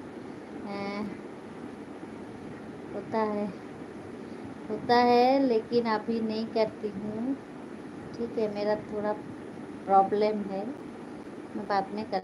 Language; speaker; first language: Hindi; non-native, learner; Bangla